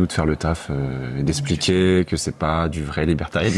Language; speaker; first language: French; native; French